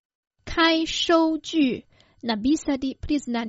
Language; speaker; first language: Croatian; non-native, fluent; Chinese